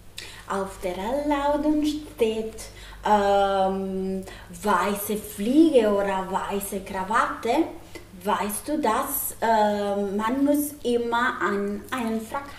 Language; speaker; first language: German; non-native, learner; Italian